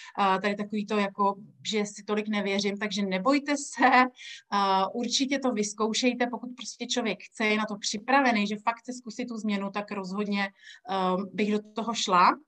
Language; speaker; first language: Czech; native; Czech